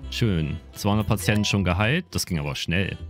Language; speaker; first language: German; native; German